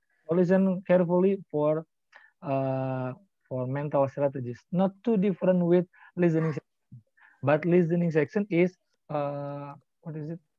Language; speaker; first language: English; non-native, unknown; Indonesian